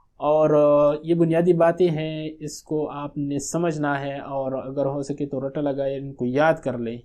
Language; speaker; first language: Urdu; non-native, local second language; Pashto